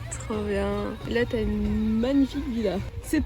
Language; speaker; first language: French; native; French